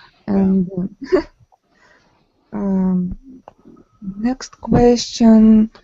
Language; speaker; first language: English; non-native, learner; Ukrainian